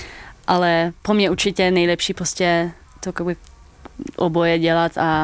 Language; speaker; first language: Czech; early bilingual, heritage; Dutch